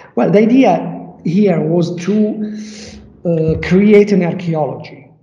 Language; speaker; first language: English; non-native, learner; Italian